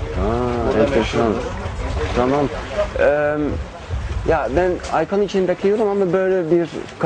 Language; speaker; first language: Turkish; non-native, fluent; Dutch